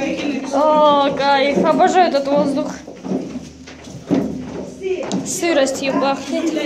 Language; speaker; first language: Russian; native; Russian